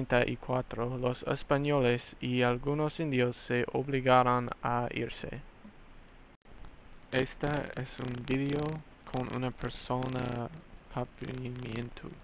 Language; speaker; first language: Spanish; non-native, learner; English